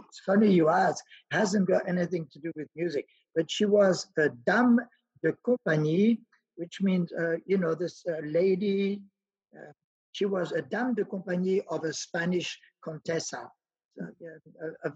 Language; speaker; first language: English; non-native, fluent; French